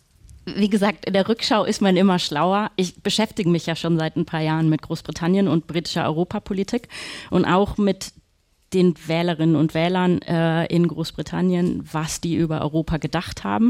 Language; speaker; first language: German; native; German